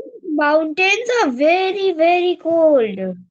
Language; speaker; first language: English; non-native, learner; Hindi